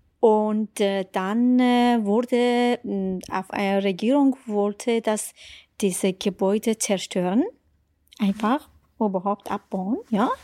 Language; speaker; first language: German; non-native, fluent; Persian